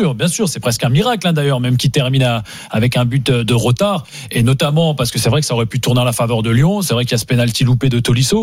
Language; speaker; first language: French; native; French